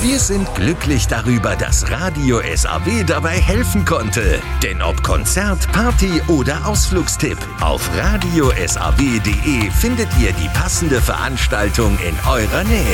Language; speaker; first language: German; native; German